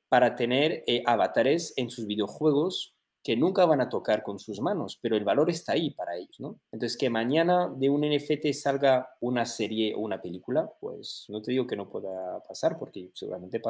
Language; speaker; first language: Spanish; native; Spanish